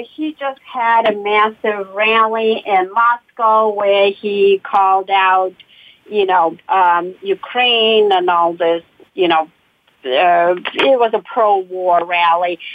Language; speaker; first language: English; non-native, fluent; Russian